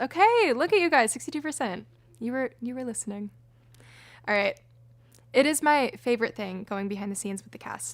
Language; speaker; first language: English; native; English